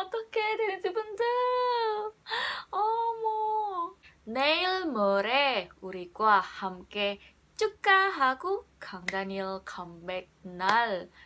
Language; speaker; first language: Korean; non-native, learner; Indonesian